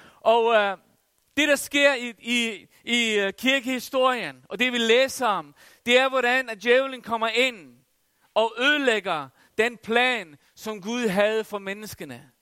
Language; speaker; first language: Danish; non-native, local second language; Faroese